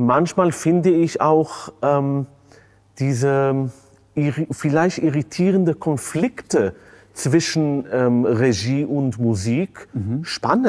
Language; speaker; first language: German; non-native, fluent; Hebrew